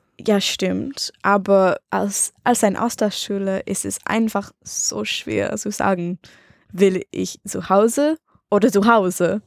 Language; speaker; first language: German; non-native, learner; English